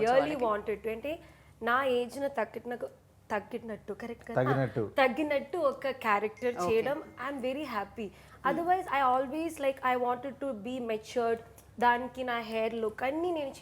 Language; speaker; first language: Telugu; non-native, learner; Malayalam